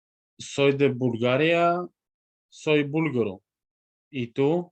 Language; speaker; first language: Spanish; non-native, learner; Bulgarian